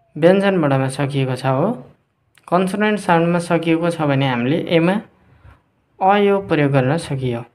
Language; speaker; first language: Nepali; native; Nepali